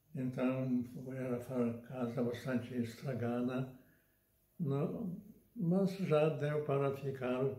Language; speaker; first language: Portuguese; non-native, learner; Polish